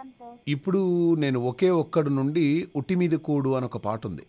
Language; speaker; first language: Telugu; native; Telugu